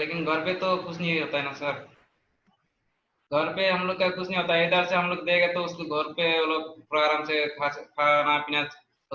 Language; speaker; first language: Hindi; non-native, local second language; Bangla